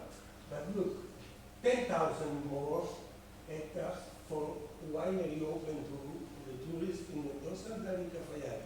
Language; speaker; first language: English; non-native, fluent; Spanish